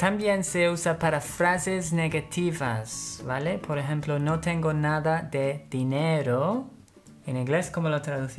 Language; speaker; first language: Spanish; non-native, fluent; English